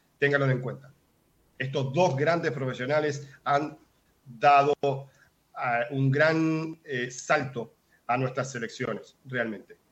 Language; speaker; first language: Spanish; native; Spanish